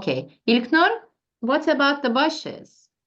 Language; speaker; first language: English; non-native, fluent; Turkish